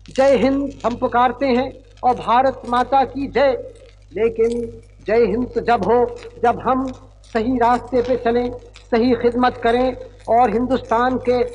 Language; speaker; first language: Hindi; native; Hindi